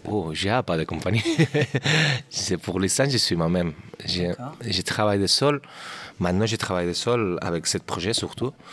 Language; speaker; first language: French; non-native, learner; Catalan